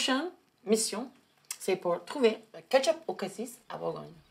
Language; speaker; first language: French; non-native, learner; English